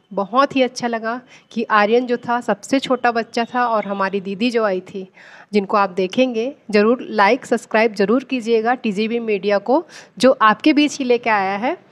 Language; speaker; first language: Hindi; native; Hindi